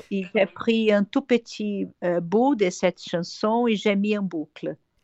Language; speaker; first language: French; non-native, fluent; Portuguese